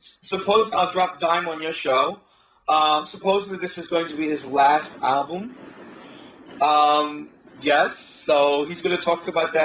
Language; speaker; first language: English; native; English